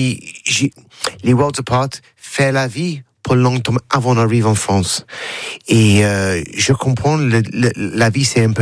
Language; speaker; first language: French; non-native, learner; English